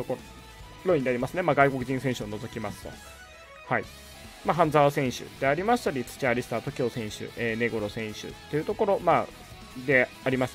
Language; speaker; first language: Japanese; native; Japanese